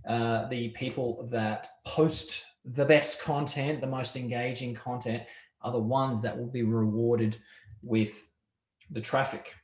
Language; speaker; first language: English; native; English